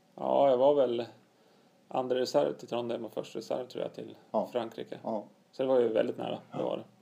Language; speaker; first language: Swedish; native; Swedish